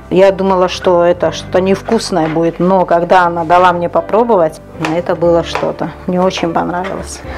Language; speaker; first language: Russian; non-native, local second language; Georgian